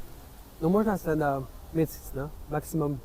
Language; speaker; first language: Russian; non-native, learner; French